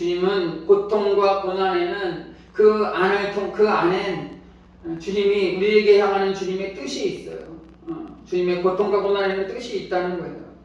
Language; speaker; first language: Korean; native; Korean